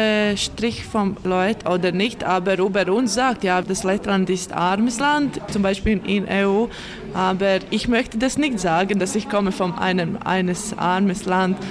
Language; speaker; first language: German; non-native, learner; Latvian